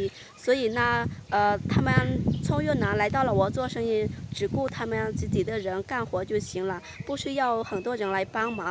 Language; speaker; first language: Chinese; non-native, fluent; Lao